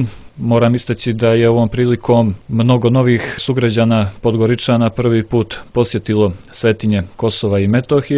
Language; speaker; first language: Croatian; native; Croatian